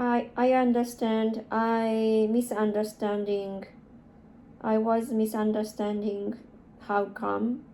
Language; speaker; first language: English; non-native, learner; Japanese